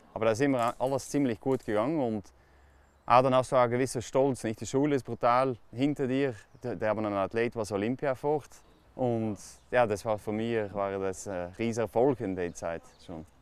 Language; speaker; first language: German; non-native, fluent; Dutch